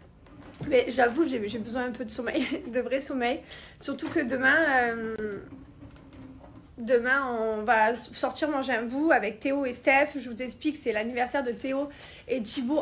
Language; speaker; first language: French; native; French